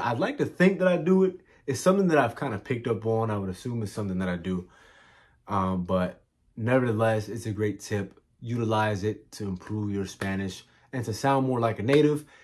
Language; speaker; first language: English; native; English